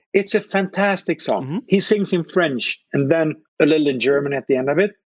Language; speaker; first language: English; non-native, fluent; Swedish